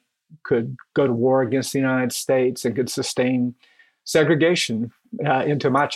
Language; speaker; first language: English; native; English